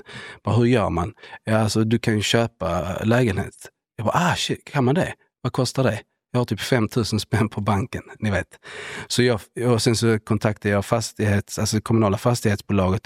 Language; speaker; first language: Swedish; native; Swedish